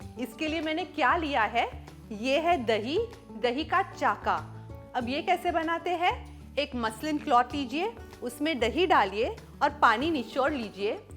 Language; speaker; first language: Hindi; non-native, local second language; Marathi